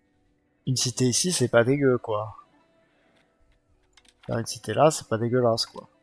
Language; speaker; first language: French; native; French